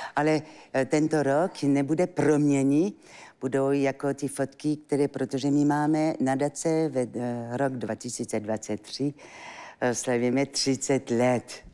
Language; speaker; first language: Czech; non-native, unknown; French